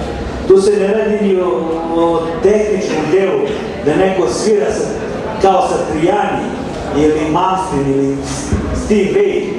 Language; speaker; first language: Serbian; native; Serbian